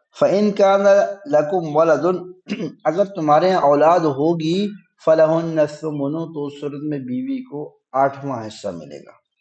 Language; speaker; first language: Urdu; native; Urdu